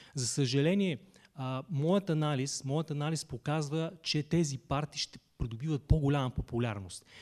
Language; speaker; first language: Bulgarian; native; Bulgarian